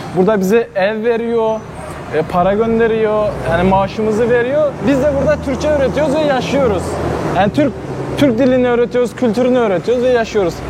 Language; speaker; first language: Turkish; non-native, fluent; Kyrgyz